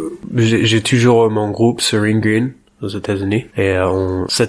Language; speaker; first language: French; non-native, learner; English